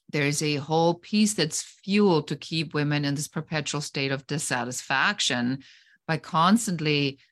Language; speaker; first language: English; non-native, fluent; German